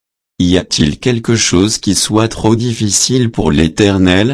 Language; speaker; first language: French; native; French